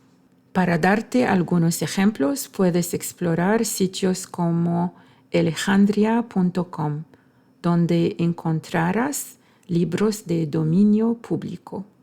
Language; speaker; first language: Spanish; non-native, fluent; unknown